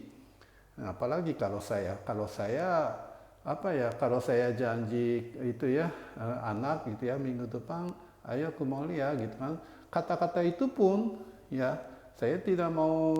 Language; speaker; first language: Indonesian; non-native, fluent; Japanese